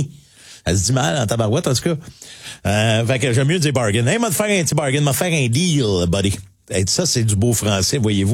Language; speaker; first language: French; native; French